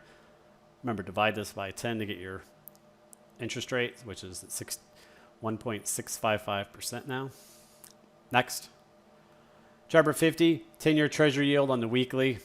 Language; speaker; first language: English; native; English